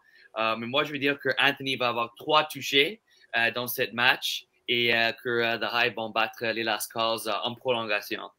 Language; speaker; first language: French; non-native, local second language; English